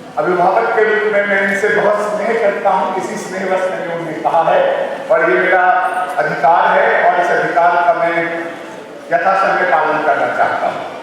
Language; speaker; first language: Hindi; native; Hindi